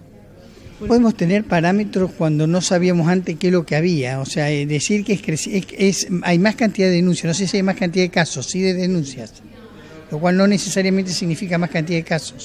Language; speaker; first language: Spanish; native; Spanish